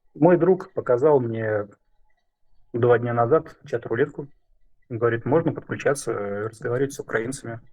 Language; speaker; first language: Russian; native; Russian